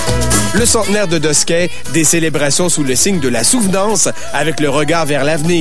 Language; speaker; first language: French; native; French